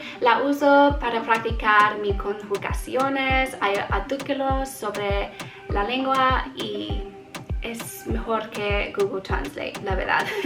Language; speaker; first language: Spanish; non-native, learner; English